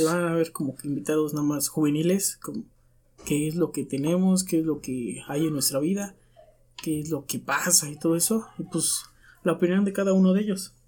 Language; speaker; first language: Spanish; native; Spanish